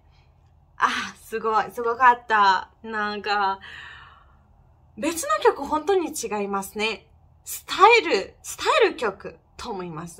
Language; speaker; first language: Japanese; non-native, learner; Ukrainian